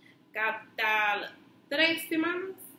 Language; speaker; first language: Spanish; non-native, learner; English